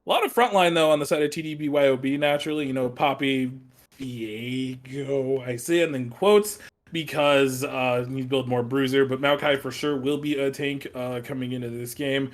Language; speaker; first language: English; native; English